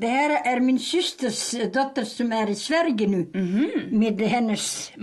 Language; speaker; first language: Swedish; early bilingual, heritage; Swedish